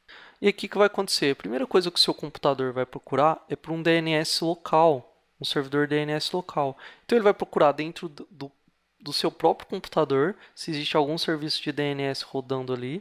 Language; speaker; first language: Portuguese; native; Portuguese